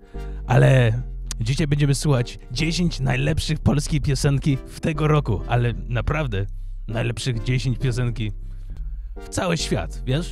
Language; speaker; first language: Polish; early bilingual, heritage; English